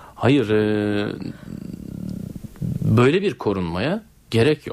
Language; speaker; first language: Turkish; native; Turkish